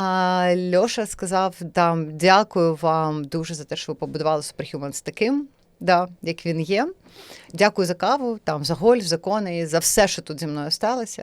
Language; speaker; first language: Ukrainian; native; Ukrainian